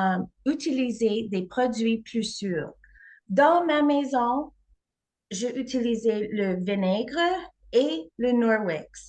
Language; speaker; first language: French; non-native, learner; English